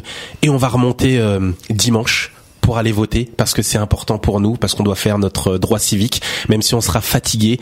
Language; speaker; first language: French; native; French